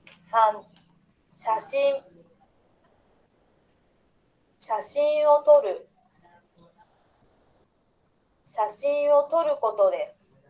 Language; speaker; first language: Japanese; non-native, learner; Indonesian